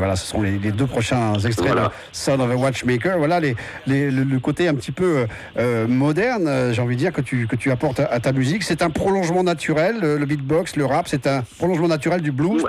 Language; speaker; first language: French; native; French